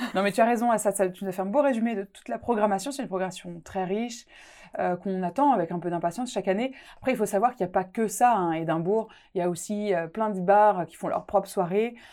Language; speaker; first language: French; native; French